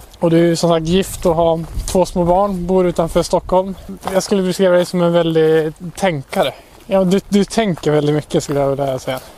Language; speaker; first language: Swedish; native; Swedish